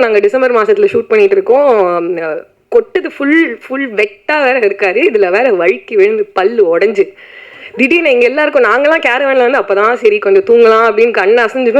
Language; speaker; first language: Tamil; native; Tamil